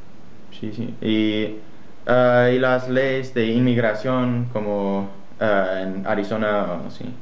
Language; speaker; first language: Spanish; non-native, learner; English